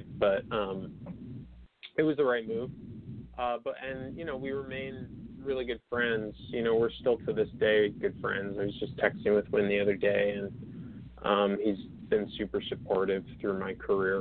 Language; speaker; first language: English; native; English